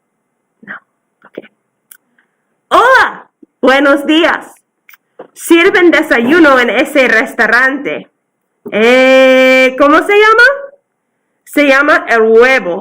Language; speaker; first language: Spanish; non-native, fluent; English